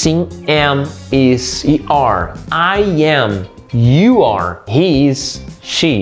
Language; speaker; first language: English; non-native, fluent; Portuguese